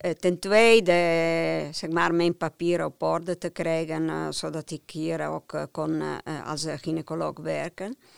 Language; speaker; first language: Dutch; non-native, fluent; Italian